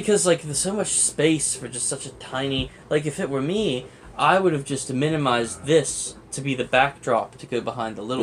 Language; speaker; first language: English; native; English